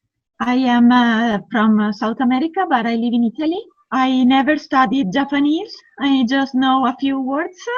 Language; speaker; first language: English; non-native, fluent; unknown